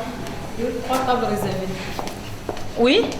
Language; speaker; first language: French; native; French